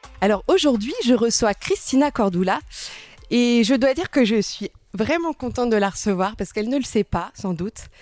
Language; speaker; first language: French; native; French